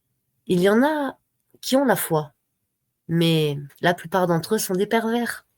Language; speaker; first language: French; native; French